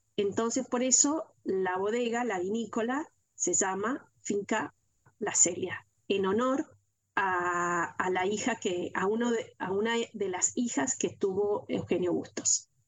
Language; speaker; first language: Spanish; native; Spanish